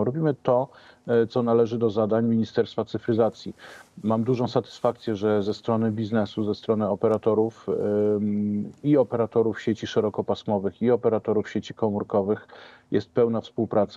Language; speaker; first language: Polish; native; Polish